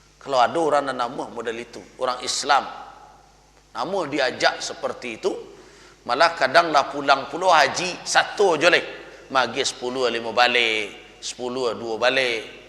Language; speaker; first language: Malay; non-native, local second language; Minangkabau